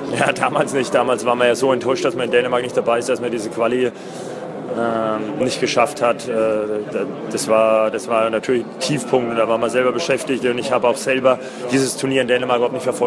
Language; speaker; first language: German; native; German